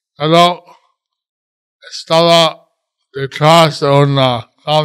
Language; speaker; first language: Spanish; non-native, learner; English